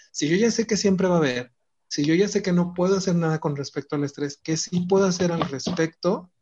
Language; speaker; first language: Spanish; native; Spanish